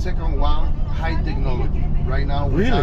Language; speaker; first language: English; non-native, fluent; Spanish